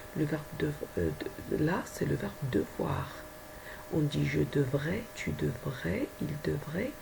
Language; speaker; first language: French; non-native, local second language; Arabic